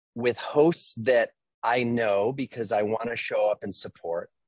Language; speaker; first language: English; native; English